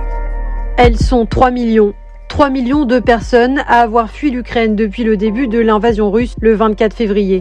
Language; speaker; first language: French; native; French